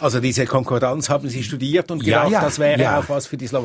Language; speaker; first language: German; native; German